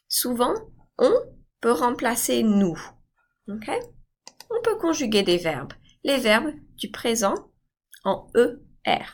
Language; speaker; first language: French; non-native, fluent; English